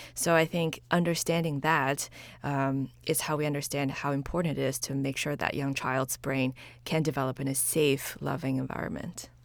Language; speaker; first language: English; early bilingual, other home language; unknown